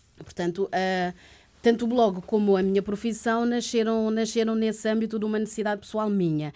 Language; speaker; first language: Portuguese; early bilingual, other home language; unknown